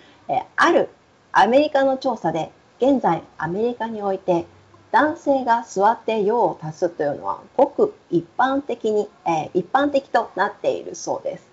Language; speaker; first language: Japanese; native; Japanese